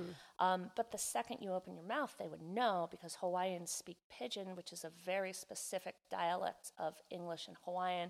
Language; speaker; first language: English; native; English